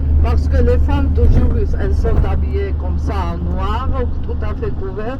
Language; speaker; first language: French; non-native, fluent; Georgian